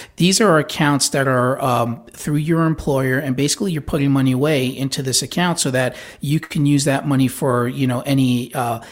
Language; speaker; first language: English; native; English